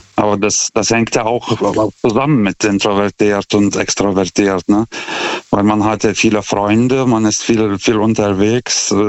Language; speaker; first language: German; non-native, fluent; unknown